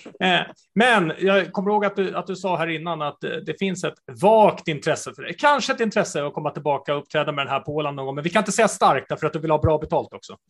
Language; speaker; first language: Swedish; native; Swedish